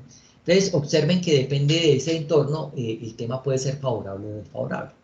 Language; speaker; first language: Spanish; native; Spanish